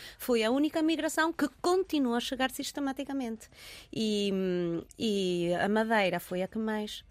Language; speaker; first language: Portuguese; early bilingual, heritage; Portuguese